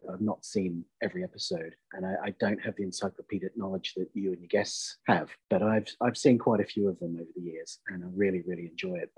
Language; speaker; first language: English; native; English